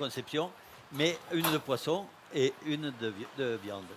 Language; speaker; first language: French; native; French